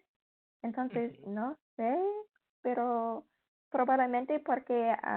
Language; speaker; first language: Spanish; non-native, learner; English